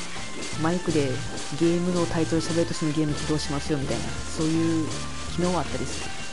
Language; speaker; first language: Japanese; native; Japanese